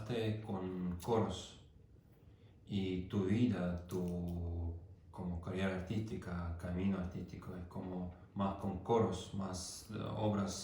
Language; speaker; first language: Spanish; non-native, fluent; Russian